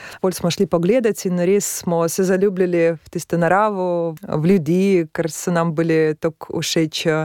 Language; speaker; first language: Slovenian; non-native, fluent; Russian